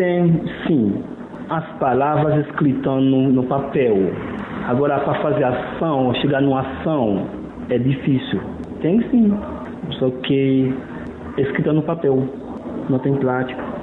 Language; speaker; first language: Portuguese; non-native, learner; Haitian Creole